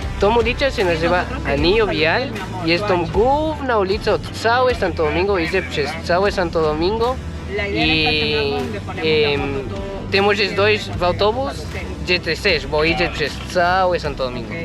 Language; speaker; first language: Polish; non-native, learner; Spanish